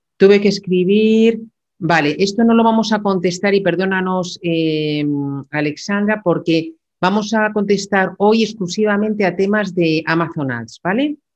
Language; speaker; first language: Spanish; native; Spanish